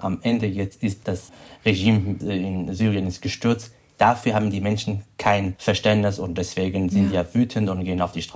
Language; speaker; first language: German; non-native, fluent; Kurdish